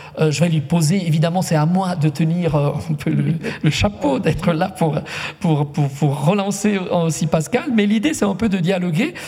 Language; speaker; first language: French; non-native, local second language; Italian